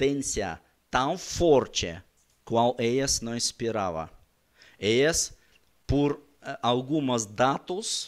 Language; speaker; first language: Portuguese; non-native, learner; Russian